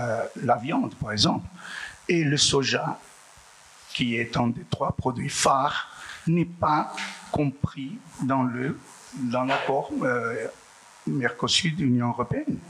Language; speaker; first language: French; non-native, fluent; Portuguese